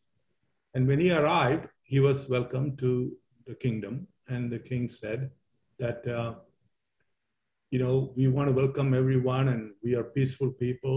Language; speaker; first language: English; non-native, local second language; Malayalam